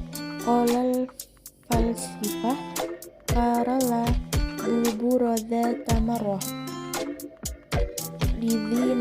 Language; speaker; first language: Arabic; non-native, learner; Indonesian